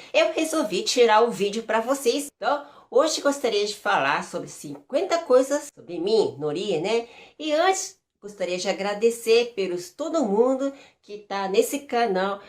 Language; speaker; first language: Portuguese; early bilingual, other home language; Japanese